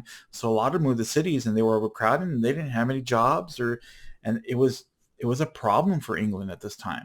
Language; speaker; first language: English; native; English